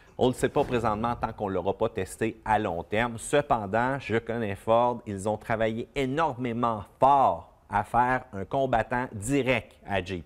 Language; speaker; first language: French; native; French